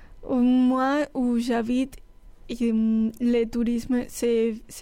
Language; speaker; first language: French; non-native, learner; Spanish